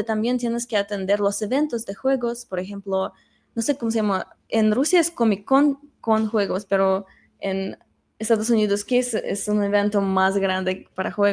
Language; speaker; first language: Spanish; non-native, fluent; Russian